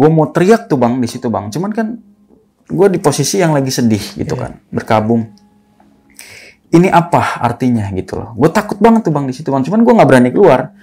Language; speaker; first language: Indonesian; native; Indonesian